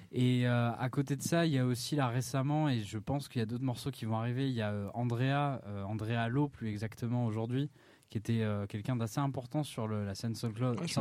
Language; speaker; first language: French; native; French